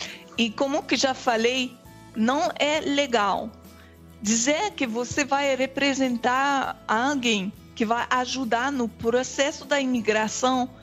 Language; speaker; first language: Portuguese; non-native, fluent; French